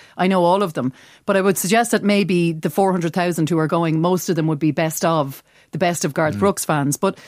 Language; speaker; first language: English; native; English